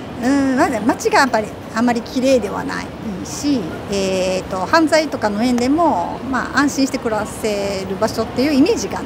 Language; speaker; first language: Japanese; native; Japanese